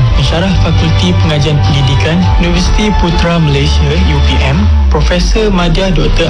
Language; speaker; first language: Malay; native; Malay